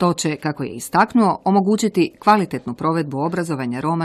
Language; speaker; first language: Croatian; native; Croatian